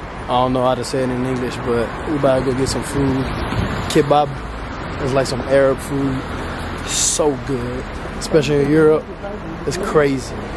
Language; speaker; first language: English; early bilingual, other home language; French